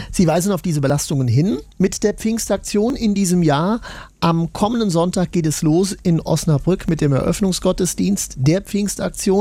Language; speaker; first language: German; native; German